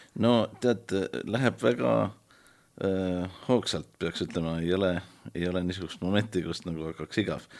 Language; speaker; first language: Estonian; early bilingual, heritage; Estonian